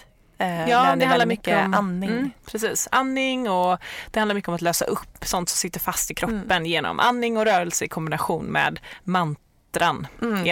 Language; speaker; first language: Swedish; native; Swedish